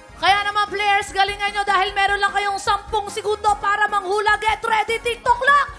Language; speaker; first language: Filipino; native; Filipino